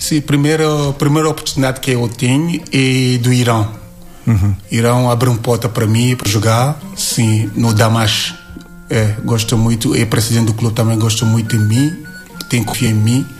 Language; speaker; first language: Portuguese; non-native, learner; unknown